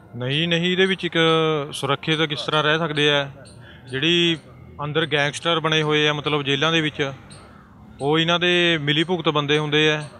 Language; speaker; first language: Punjabi; native; Punjabi